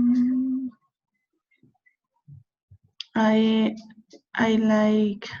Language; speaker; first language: English; non-native, learner; Spanish